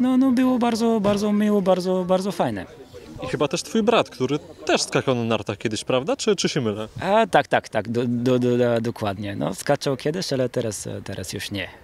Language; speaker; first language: Polish; non-native, learner; Bulgarian